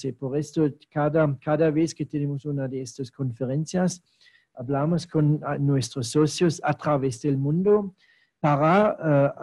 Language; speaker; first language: Spanish; non-native, fluent; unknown